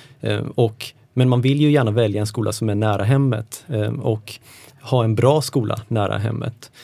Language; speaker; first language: Swedish; native; Swedish